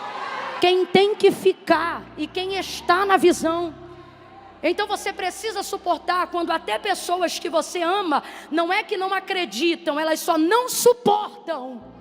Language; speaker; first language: Portuguese; native; Portuguese